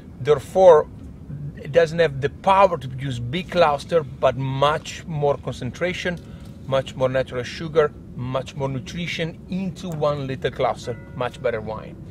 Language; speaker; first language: English; non-native, fluent; Italian